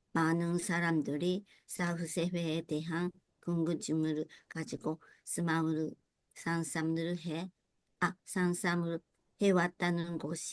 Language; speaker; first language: Korean; non-native, learner; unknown